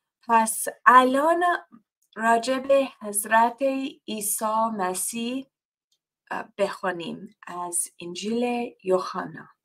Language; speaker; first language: Persian; non-native, fluent; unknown